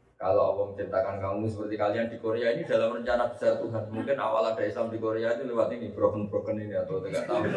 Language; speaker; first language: Indonesian; non-native, local second language; Javanese